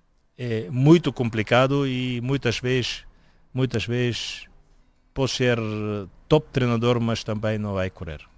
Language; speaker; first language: Portuguese; non-native, fluent; Bulgarian